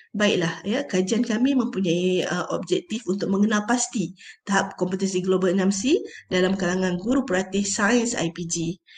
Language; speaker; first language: Malay; native; Malay